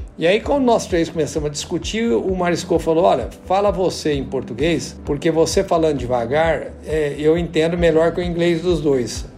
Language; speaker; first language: Portuguese; native; Portuguese